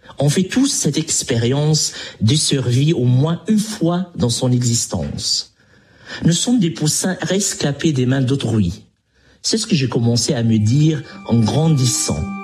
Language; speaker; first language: French; non-native, fluent; Arabic